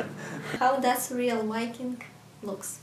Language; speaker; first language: English; non-native, learner; Russian